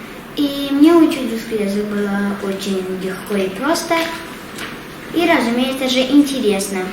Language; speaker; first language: Russian; non-native, learner; Tajik